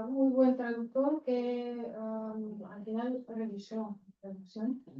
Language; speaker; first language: Spanish; non-native, fluent; Bulgarian